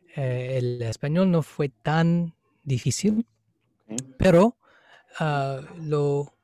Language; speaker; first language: Spanish; non-native, fluent; English